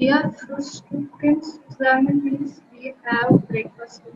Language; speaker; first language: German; non-native, learner; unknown